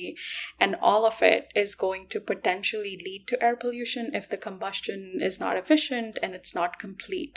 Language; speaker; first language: English; non-native, local second language; Hindi